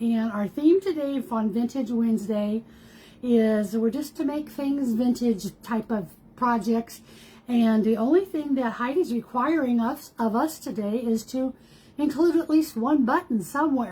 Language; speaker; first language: English; native; English